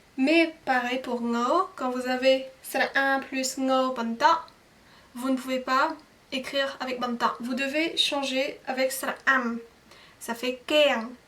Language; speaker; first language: French; native; French